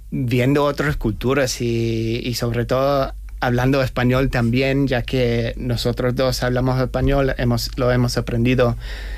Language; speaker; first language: Spanish; non-native, fluent; English